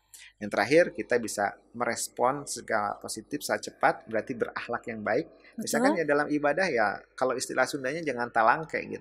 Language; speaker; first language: Indonesian; native; Indonesian